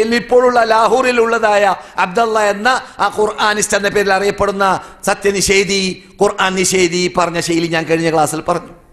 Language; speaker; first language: Malayalam; native; Malayalam